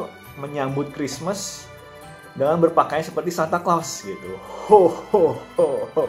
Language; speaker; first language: Indonesian; native; Indonesian